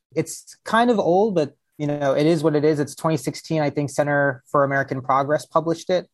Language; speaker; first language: English; early bilingual, other home language; Hindi